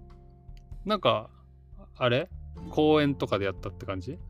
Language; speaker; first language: Japanese; native; Japanese